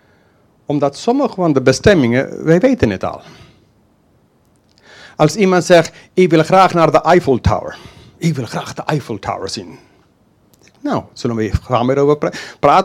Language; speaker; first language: Dutch; non-native, fluent; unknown